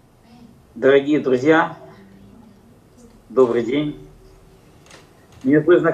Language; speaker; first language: Russian; native; Russian